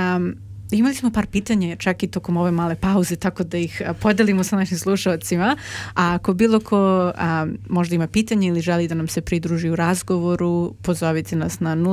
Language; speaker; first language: Croatian; native; Croatian